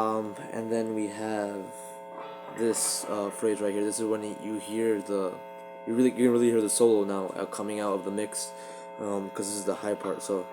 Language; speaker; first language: English; native; English